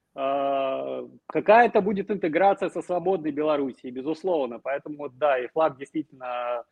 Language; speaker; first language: Russian; native; Russian